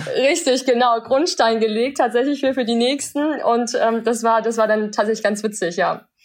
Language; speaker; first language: German; early bilingual, other home language; Chinese